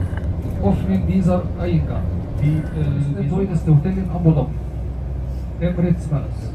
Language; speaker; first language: German; non-native, fluent; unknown